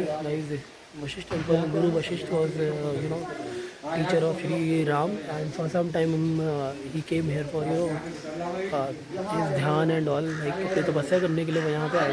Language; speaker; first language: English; non-native, local second language; Hindi